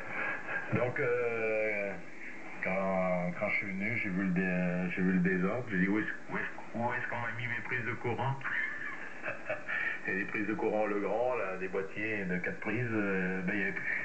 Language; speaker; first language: French; native; French